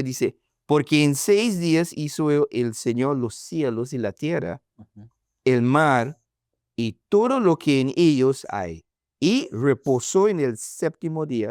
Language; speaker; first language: Spanish; non-native, learner; English